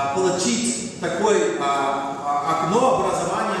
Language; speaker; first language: Russian; non-native, fluent; English